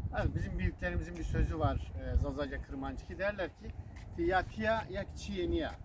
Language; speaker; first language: Turkish; non-native, local second language; Zaza